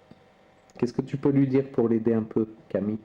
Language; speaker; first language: French; native; French